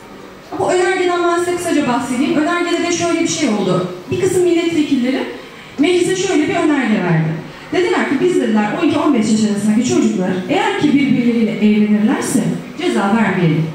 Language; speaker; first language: Turkish; native; Turkish